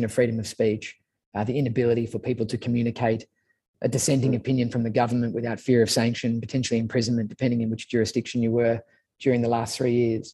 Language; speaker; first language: English; native; English